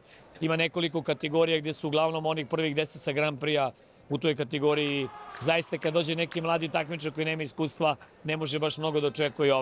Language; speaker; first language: Serbian; native; Serbian